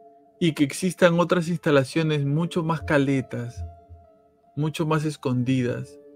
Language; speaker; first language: Spanish; native; Spanish